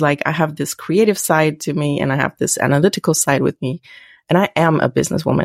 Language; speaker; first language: English; non-native, fluent; German